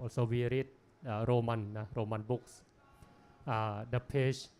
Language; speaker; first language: English; non-native, learner; Thai